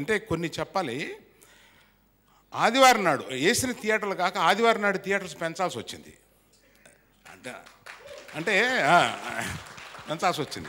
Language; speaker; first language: Telugu; native; Telugu